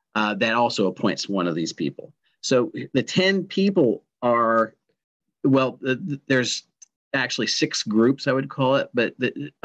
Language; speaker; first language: English; native; English